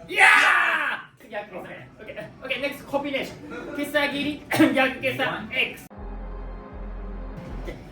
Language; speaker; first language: English; non-native, learner; Japanese